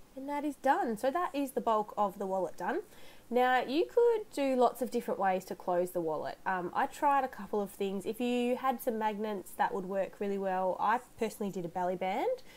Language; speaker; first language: English; native; English